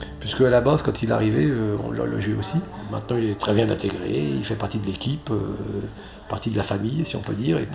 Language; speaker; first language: French; native; French